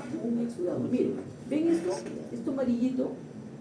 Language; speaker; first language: Spanish; native; Spanish